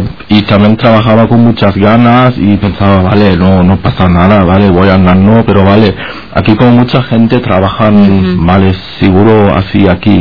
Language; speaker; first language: Spanish; non-native, fluent; German